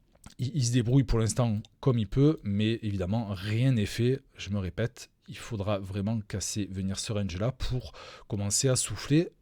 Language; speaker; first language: French; native; French